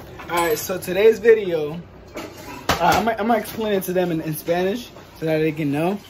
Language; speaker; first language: English; non-native, local second language; Spanish